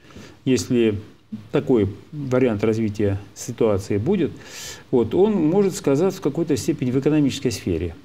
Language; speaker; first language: Russian; native; Russian